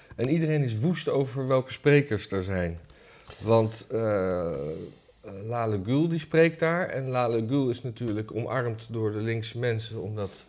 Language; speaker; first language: Dutch; native; Dutch